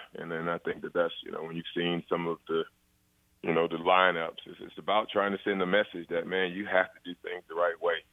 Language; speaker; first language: English; native; English